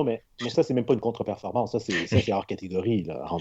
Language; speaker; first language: French; native; French